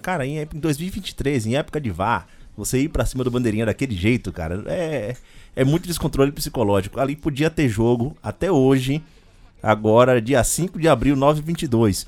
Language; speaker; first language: Portuguese; native; Portuguese